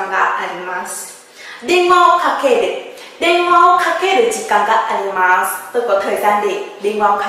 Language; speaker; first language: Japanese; non-native, fluent; Vietnamese